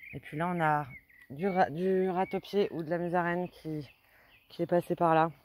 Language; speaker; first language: French; native; French